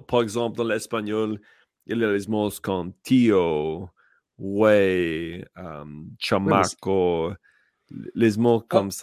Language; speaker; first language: French; non-native, learner; English